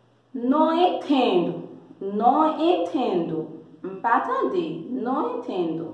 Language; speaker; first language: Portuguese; non-native, learner; Haitian Creole